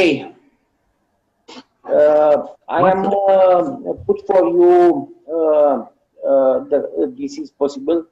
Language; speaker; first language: English; non-native, learner; Romanian